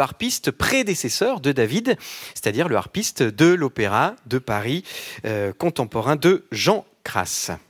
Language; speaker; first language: French; native; French